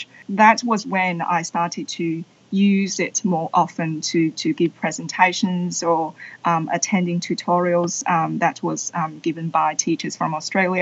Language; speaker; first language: English; non-native, fluent; Chinese